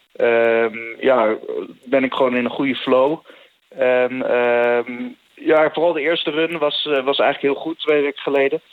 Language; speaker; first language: Dutch; native; Dutch